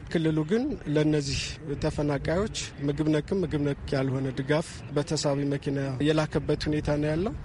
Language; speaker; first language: Amharic; native; Amharic